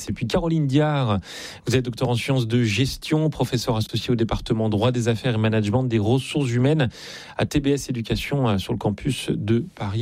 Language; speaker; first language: French; native; French